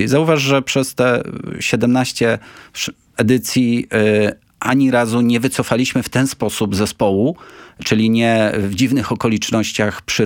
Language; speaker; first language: Polish; native; Polish